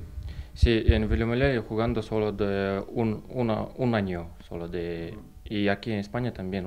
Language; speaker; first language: Spanish; non-native, learner; Russian